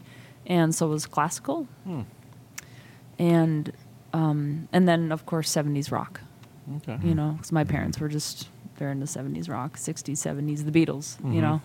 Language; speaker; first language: English; native; English